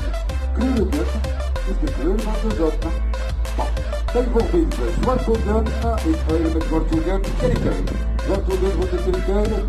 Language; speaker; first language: Dutch; non-native, local second language; French